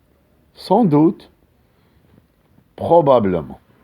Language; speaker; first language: French; non-native, local second language; Arabic